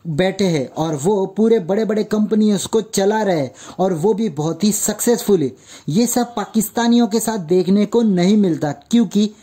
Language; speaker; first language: Hindi; native; Hindi